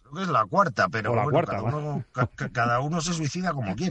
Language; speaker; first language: Spanish; native; Spanish